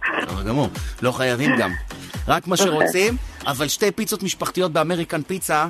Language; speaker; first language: Hebrew; native; Hebrew